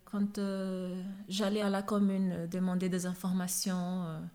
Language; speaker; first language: French; non-native, fluent; Portuguese